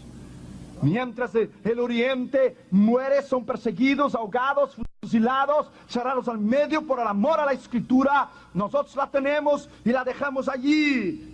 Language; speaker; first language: Spanish; non-native, fluent; Portuguese